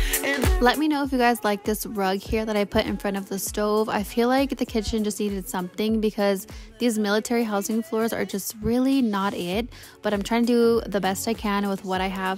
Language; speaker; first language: English; native; English